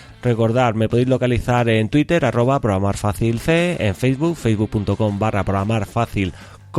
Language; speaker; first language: Spanish; native; Spanish